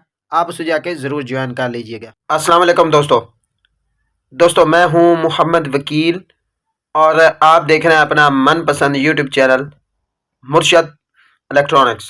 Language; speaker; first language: Urdu; native; Urdu